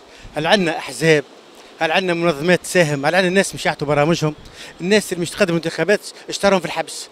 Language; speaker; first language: Arabic; native; Arabic